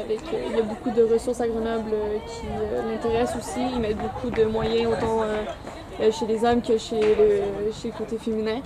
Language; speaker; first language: French; native; French